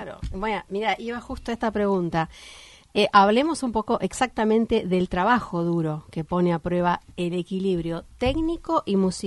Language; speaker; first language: Spanish; native; Spanish